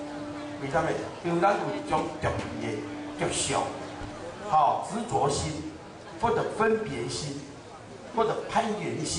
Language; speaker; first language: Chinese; non-native, local second language; Min Nan Chinese